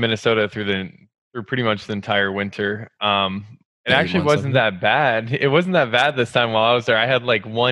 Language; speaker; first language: English; native; English